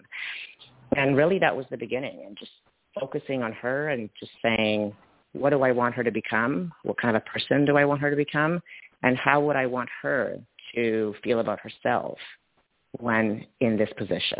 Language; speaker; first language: English; non-native, fluent; Polish